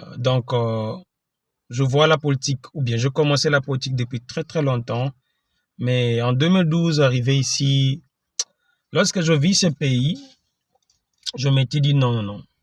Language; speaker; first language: French; non-native, local second language; Lingala